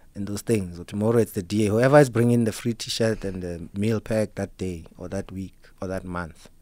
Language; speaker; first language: English; non-native, local second language; Southern Sotho